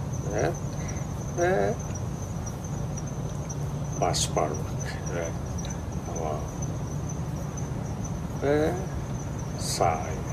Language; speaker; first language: Turkish; non-native, learner; Japanese